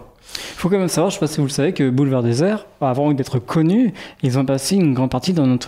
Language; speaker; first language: French; native; French